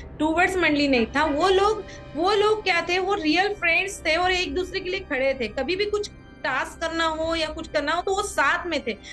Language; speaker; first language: Hindi; non-native, local second language; Marathi